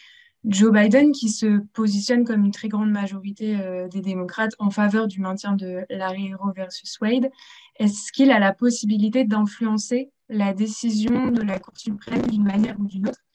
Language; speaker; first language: French; native; French